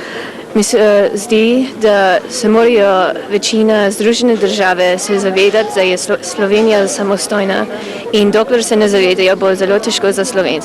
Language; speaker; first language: Slovenian; early bilingual, heritage; English